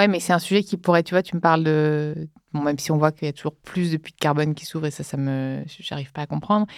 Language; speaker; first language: French; native; French